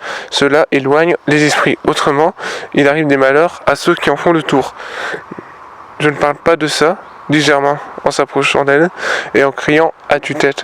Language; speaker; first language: French; native; French